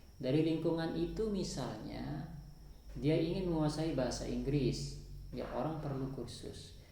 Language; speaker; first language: Indonesian; non-native, local second language; Sasak